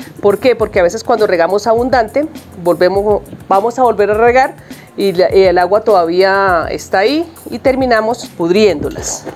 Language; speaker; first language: Spanish; native; Spanish